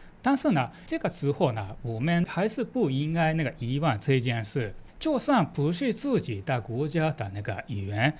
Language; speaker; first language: Chinese; non-native, fluent; Japanese